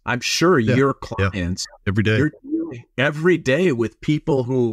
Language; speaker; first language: English; native; English